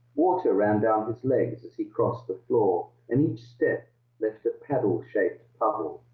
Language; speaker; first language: English; early bilingual, other home language; Dutch